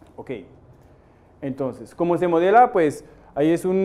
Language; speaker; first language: Spanish; non-native, fluent; French